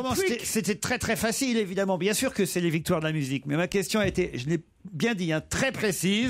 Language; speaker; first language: French; native; French